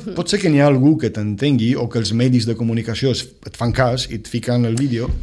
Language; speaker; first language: Catalan; non-native, fluent; Romanian